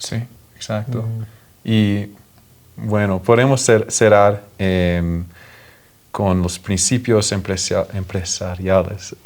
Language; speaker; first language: Spanish; non-native, fluent; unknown